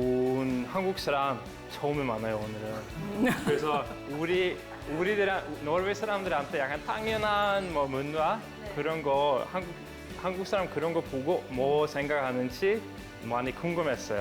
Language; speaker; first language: Korean; non-native, fluent; Norwegian